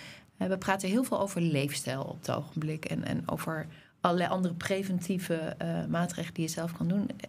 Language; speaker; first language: Dutch; native; Dutch